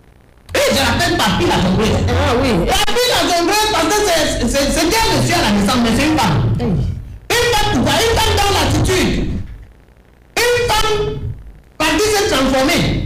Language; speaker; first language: French; native; French